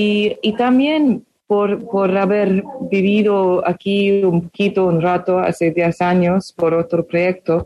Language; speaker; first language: Spanish; non-native, fluent; English